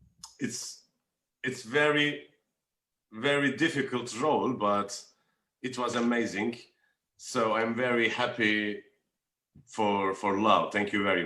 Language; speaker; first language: English; non-native, learner; Turkish